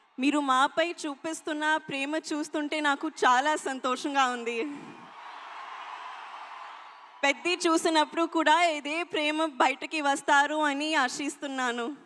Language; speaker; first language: Telugu; non-native, learner; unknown